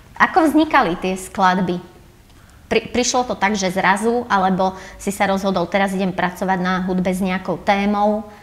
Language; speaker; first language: Slovak; native; Slovak